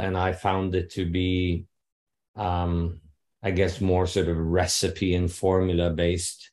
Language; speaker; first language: English; non-native, fluent; Norwegian